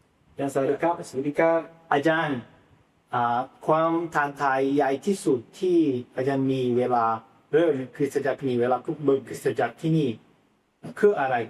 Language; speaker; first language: Thai; non-native, fluent; Portuguese